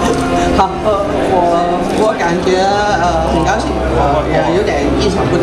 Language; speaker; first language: Chinese; non-native, local second language; Cantonese